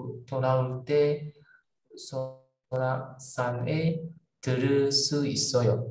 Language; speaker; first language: Korean; non-native, learner; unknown